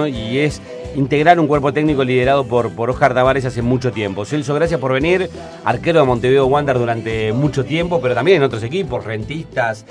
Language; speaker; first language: Spanish; native; Spanish